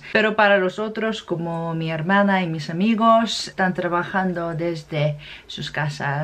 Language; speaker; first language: Spanish; non-native, fluent; Korean